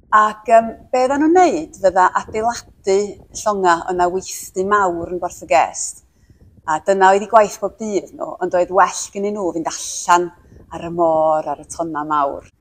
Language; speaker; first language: Welsh; native; Welsh